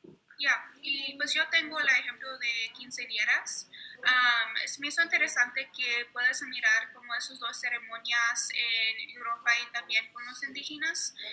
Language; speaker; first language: Spanish; early bilingual, heritage; Spanish